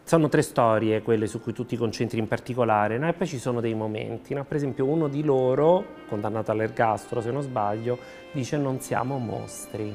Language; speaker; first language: Italian; native; Italian